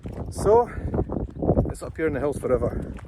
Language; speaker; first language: English; native; English